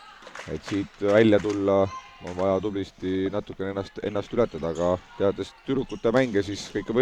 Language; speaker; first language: Estonian; native; Estonian